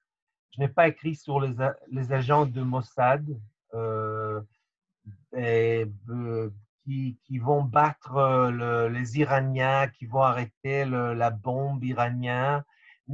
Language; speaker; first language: French; non-native, fluent; Hebrew